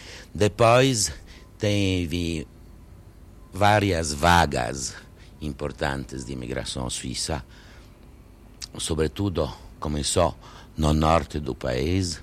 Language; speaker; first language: Portuguese; non-native, fluent; French